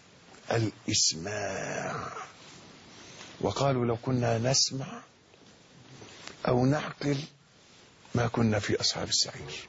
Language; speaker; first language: Arabic; native; Arabic